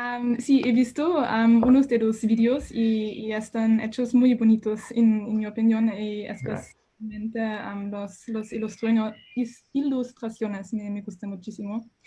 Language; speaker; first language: Spanish; non-native, learner; German